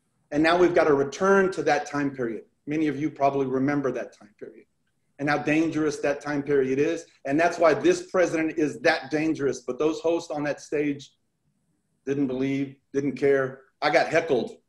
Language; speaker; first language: English; early bilingual, other home language; Spanish